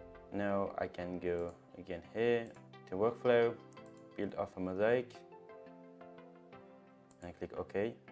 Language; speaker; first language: English; non-native, fluent; French